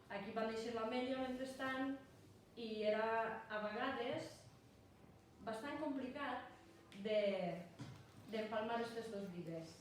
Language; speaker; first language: Catalan; non-native, fluent; Polish